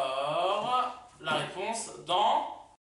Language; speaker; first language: French; native; French